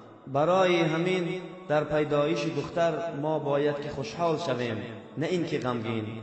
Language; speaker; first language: Persian; non-native, local second language; Tajik